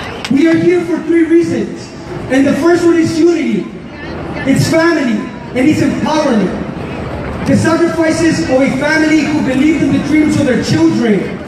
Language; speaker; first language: English; early bilingual, other home language; Spanish